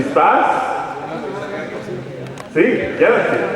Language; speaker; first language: Spanish; early bilingual, heritage; Spanish